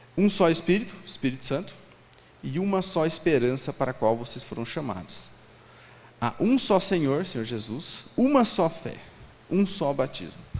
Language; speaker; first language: Portuguese; native; Portuguese